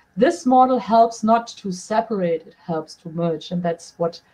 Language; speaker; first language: English; non-native, fluent; German